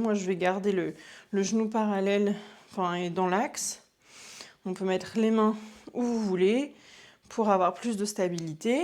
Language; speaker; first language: French; native; French